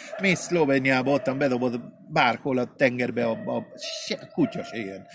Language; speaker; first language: Hungarian; early bilingual, heritage; Spanish